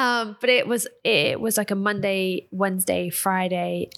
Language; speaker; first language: English; native; English